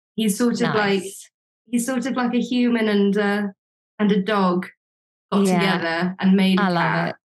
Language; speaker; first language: English; native; English